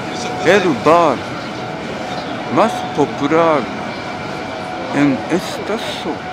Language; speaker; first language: Spanish; non-native, learner; Japanese